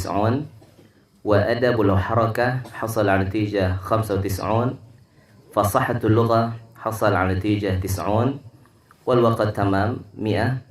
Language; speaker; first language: Arabic; non-native, fluent; Indonesian